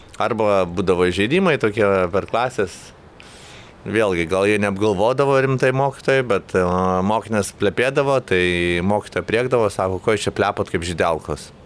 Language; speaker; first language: Lithuanian; native; Lithuanian